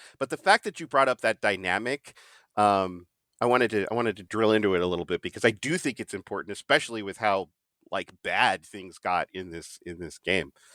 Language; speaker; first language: English; native; English